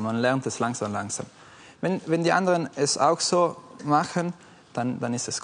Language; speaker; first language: German; non-native, fluent; Italian